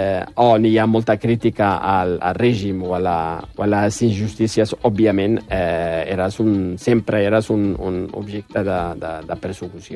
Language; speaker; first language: Catalan; non-native, fluent; Riffian